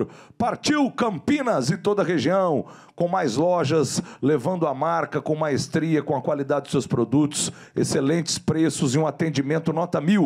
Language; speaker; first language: Portuguese; native; Portuguese